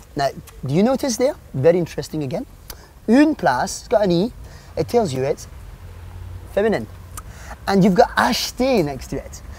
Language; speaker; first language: English; non-native, fluent; French